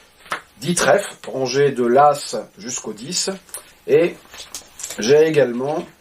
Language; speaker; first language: French; native; French